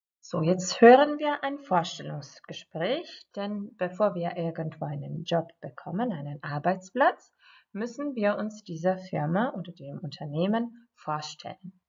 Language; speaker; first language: German; non-native, fluent; Croatian